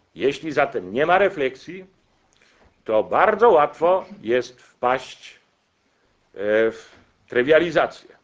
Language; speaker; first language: Polish; native; Polish